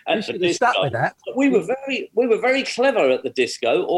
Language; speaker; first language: English; native; English